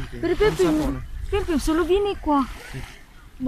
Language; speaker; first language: Italian; non-native, learner; Filipino